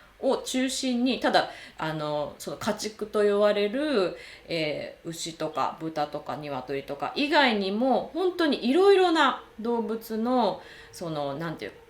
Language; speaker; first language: Japanese; native; Japanese